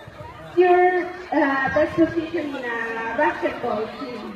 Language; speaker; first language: English; non-native, learner; Spanish